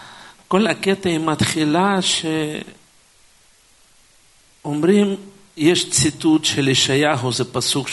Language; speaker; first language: Hebrew; non-native, fluent; Russian